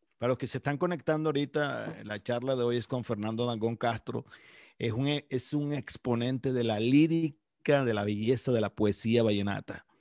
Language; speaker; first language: Spanish; native; Spanish